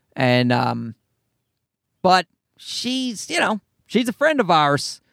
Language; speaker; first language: English; native; English